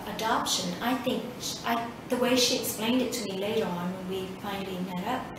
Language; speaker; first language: English; early bilingual, other home language; Vietnamese